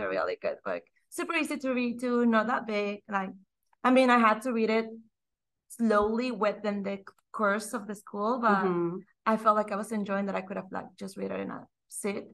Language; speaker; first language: English; non-native, fluent; Spanish